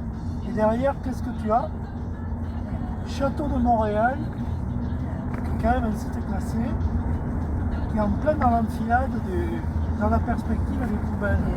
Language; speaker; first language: French; native; French